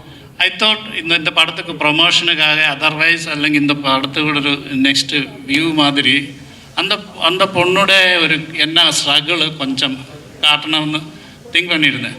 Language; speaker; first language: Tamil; non-native, learner; Malayalam